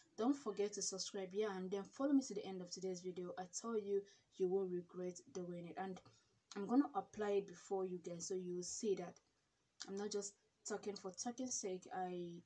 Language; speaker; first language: English; non-native, local second language; Igbo